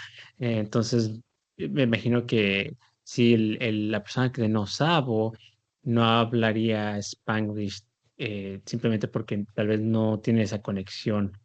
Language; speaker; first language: Spanish; early bilingual, heritage; Spanish